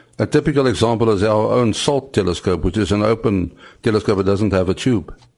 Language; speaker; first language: English; non-native, local second language; Afrikaans